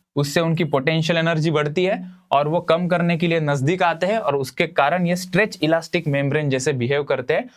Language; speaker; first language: Hindi; non-native, local second language; Marathi